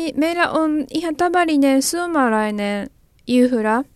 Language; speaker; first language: Finnish; non-native, learner; Japanese